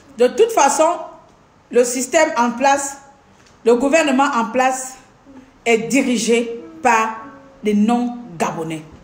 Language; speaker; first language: French; non-native, local second language; Fang